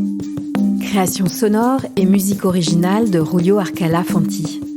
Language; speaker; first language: French; native; French